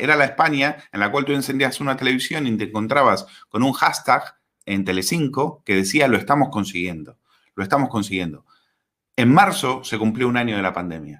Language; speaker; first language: Spanish; native; Spanish